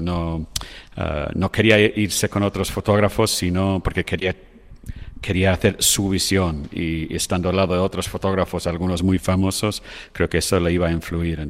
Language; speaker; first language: Spanish; non-native, fluent; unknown